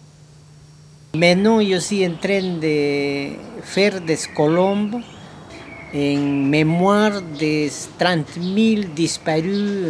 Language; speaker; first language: French; non-native, learner; Spanish